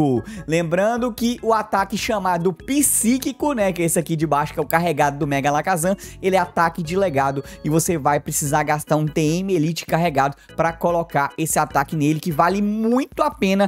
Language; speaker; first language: Portuguese; native; Portuguese